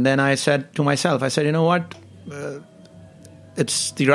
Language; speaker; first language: English; non-native, local second language; Hindi